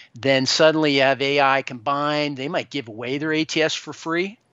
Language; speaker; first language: English; native; English